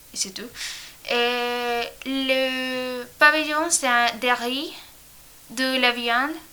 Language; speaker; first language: French; non-native, learner; Spanish